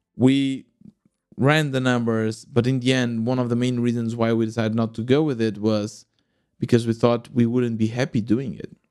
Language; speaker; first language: English; non-native, fluent; Portuguese